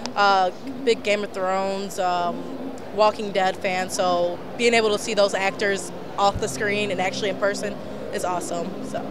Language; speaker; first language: English; native; English